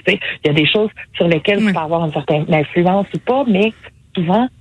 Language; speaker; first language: French; native; French